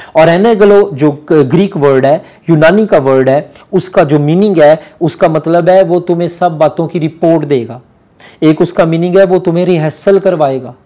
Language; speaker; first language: Urdu; non-native, local second language; Punjabi